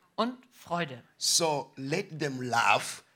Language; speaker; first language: German; non-native, learner; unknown